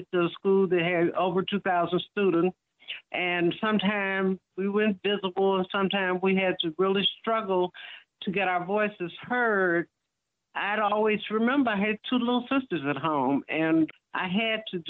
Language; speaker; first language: English; native; English